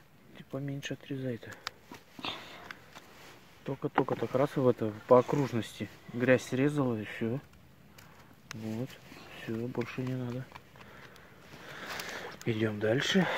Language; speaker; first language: Russian; native; Russian